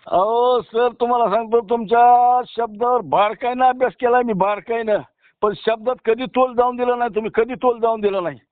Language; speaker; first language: Marathi; native; Marathi